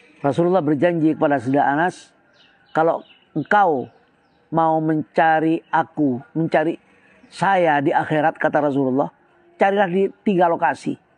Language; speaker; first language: Indonesian; non-native, local second language; Madurese